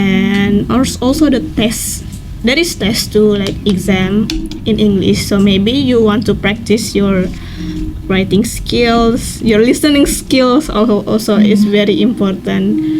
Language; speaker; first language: English; non-native, learner; Indonesian